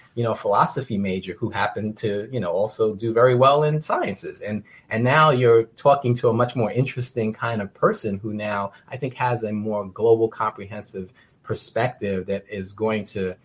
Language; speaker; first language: English; native; English